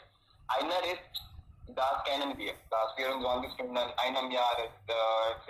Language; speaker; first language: German; non-native, learner; Hindi